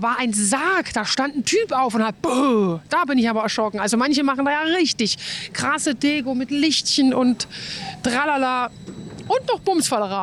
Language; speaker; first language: German; native; German